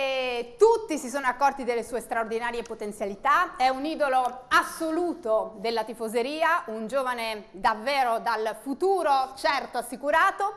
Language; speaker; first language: Italian; native; Italian